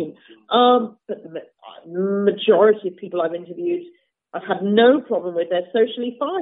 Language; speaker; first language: English; native; English